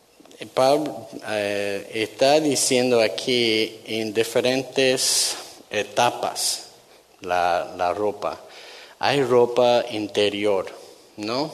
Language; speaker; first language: Spanish; non-native, fluent; English